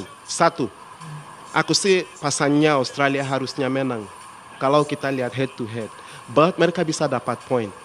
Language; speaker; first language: Indonesian; non-native, fluent; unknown